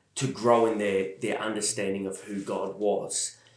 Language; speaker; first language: English; native; English